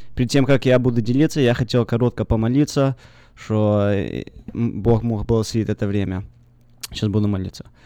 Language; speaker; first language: Russian; early bilingual, heritage; Russian